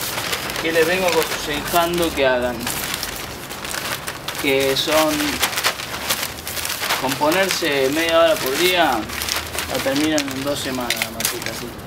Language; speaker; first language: Spanish; native; Spanish